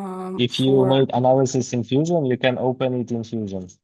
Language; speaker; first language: English; non-native, learner; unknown